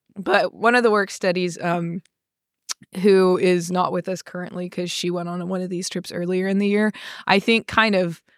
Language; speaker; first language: English; native; English